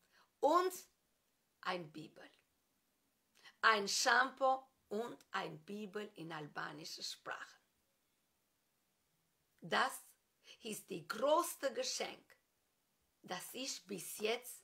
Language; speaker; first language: German; non-native, fluent; Albanian